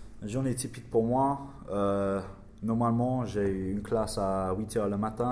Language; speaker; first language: French; non-native, learner; English